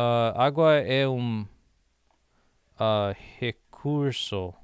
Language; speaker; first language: Portuguese; non-native, learner; English